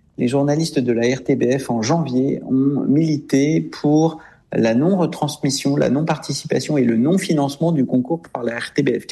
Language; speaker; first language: French; native; French